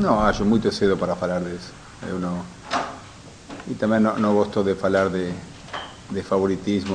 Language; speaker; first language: Portuguese; non-native, fluent; Spanish